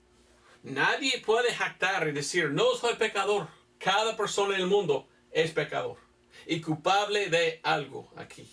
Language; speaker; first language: Spanish; non-native, fluent; English